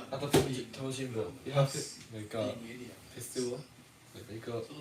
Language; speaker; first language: English; non-native, learner; Japanese